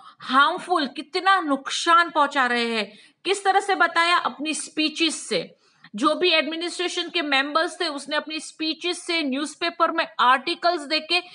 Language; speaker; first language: Hindi; non-native, local second language; Gujarati